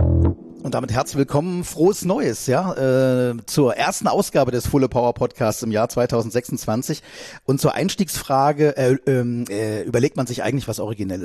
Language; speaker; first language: German; native; German